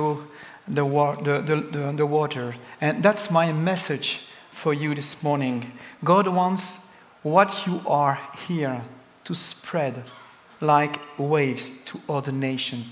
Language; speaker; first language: English; non-native, fluent; French